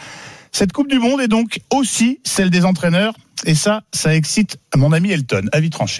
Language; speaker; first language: French; native; French